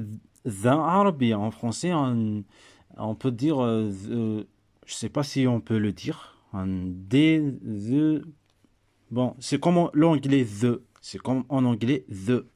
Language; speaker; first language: French; non-native, local second language; Berber languages